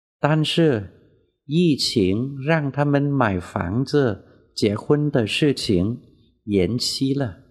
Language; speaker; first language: Chinese; non-native, fluent; Vietnamese